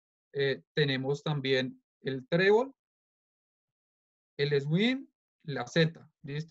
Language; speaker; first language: Spanish; native; Spanish